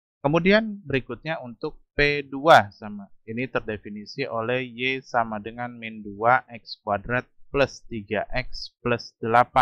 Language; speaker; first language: Indonesian; native; Indonesian